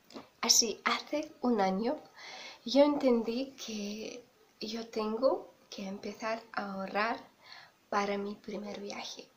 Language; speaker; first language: Spanish; non-native, fluent; Russian